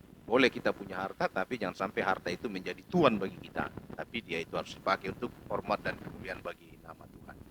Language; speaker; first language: Indonesian; native; Indonesian